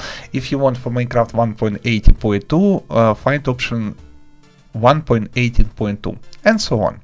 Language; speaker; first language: English; non-native, learner; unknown